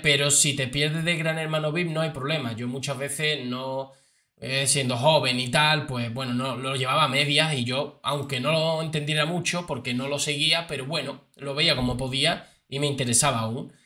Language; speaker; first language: Spanish; native; Spanish